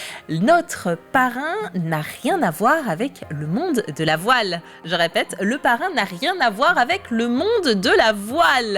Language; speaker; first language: French; native; French